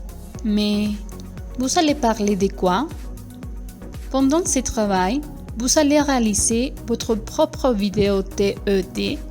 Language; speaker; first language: French; non-native, fluent; Spanish